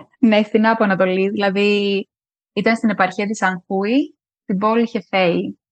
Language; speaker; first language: Greek; native; Greek